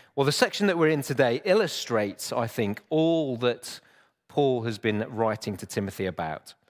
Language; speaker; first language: English; native; English